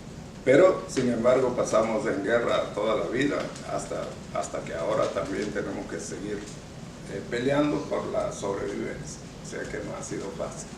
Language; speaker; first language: Spanish; non-native, local second language; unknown